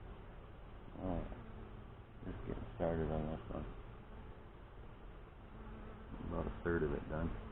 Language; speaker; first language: English; native; English